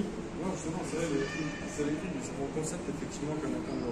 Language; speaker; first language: French; native; French